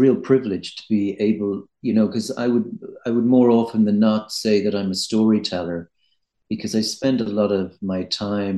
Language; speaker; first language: English; native; English